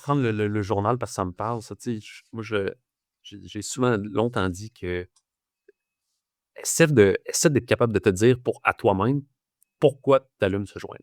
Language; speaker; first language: French; native; French